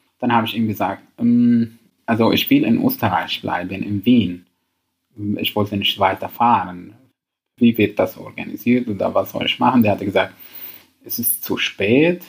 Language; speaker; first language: German; non-native, learner; Arabic